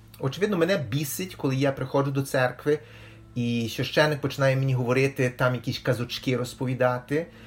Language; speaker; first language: Ukrainian; early bilingual, heritage; Ukrainian